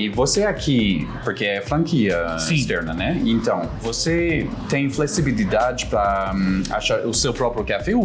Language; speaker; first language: Portuguese; non-native, fluent; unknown